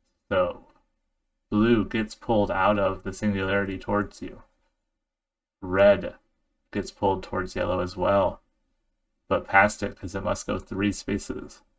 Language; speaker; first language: English; native; English